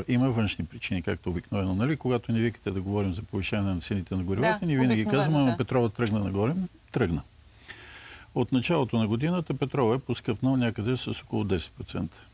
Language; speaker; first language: Bulgarian; native; Bulgarian